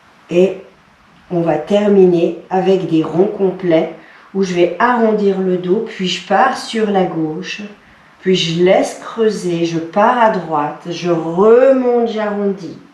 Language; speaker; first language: French; native; French